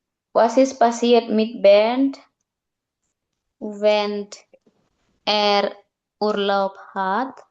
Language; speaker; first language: German; non-native, learner; Indonesian